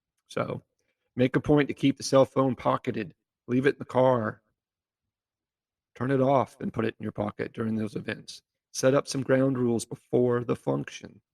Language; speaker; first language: English; native; English